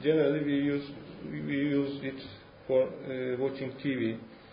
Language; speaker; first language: English; non-native, learner; Turkish